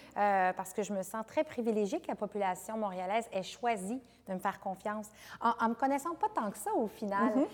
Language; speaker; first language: French; native; French